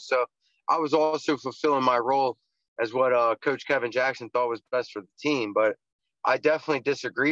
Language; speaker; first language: English; native; English